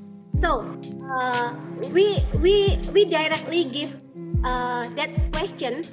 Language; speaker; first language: English; non-native, learner; Indonesian